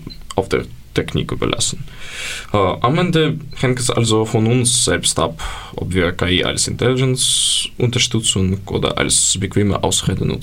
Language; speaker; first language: German; non-native, learner; Ukrainian